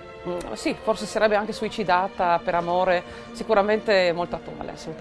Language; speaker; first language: Italian; native; Italian